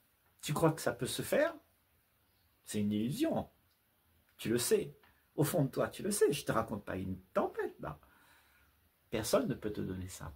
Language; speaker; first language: French; native; French